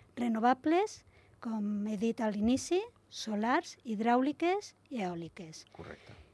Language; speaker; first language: Catalan; native; Catalan